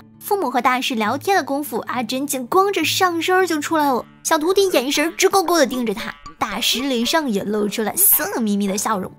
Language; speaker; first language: Chinese; native; Chinese